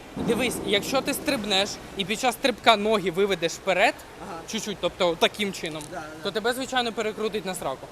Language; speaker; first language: Ukrainian; native; Ukrainian